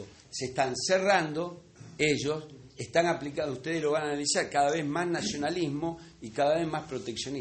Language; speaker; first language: Spanish; native; Spanish